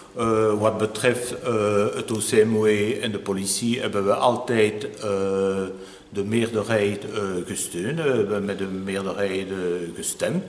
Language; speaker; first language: Dutch; non-native, local second language; French